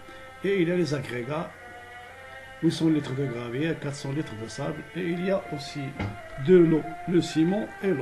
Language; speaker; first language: French; non-native, local second language; Arabic